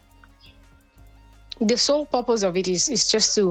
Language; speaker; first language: English; non-native, local second language; Yoruba